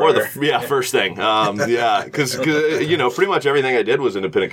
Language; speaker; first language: English; native; English